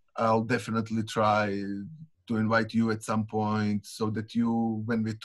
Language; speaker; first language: English; non-native, fluent; Croatian